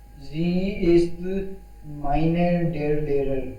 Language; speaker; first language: German; non-native, learner; Hindi